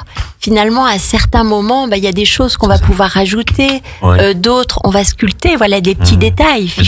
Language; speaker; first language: French; native; French